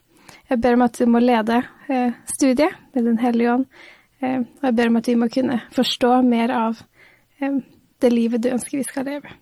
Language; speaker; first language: Norwegian; native; Norwegian